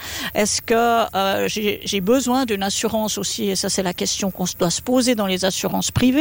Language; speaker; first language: French; native; French